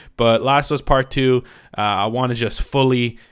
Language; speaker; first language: English; native; English